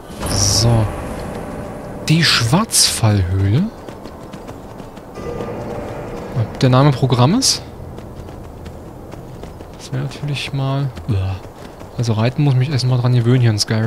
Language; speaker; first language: German; native; German